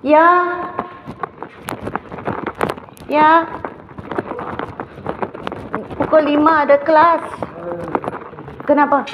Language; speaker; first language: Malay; non-native, local second language; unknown